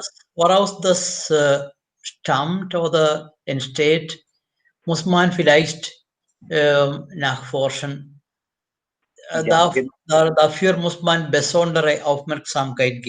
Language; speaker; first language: German; non-native, fluent; Malayalam